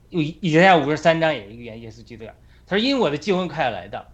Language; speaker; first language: Chinese; native; Chinese